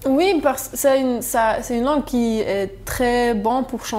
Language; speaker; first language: French; non-native, local second language; German